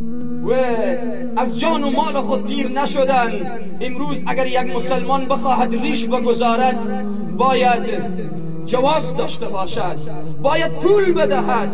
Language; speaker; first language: Persian; native; Persian